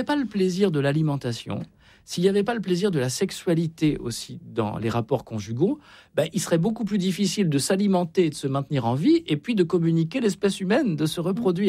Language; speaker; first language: French; native; French